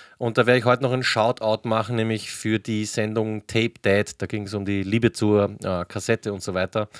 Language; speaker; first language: German; native; German